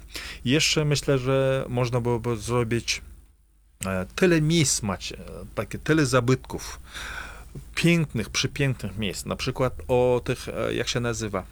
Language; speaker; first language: Polish; non-native, fluent; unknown